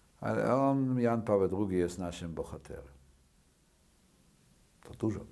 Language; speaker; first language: Polish; early bilingual, other home language; Yiddish